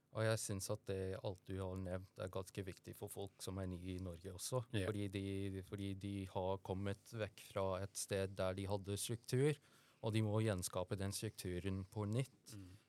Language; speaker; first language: Norwegian; early bilingual, other home language; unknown